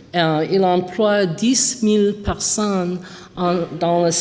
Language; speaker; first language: French; non-native, local second language; English